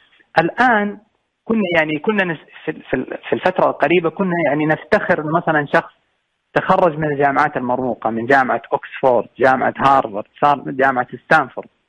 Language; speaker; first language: Arabic; native; Arabic